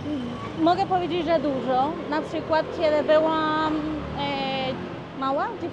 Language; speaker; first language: Polish; non-native, learner; Spanish